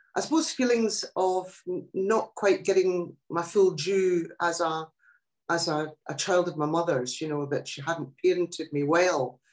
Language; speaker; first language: English; non-native, local second language; Italian